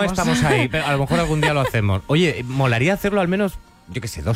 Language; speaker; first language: Spanish; native; Spanish